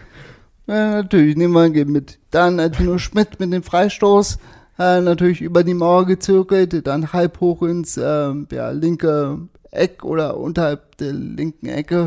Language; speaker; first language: German; native; German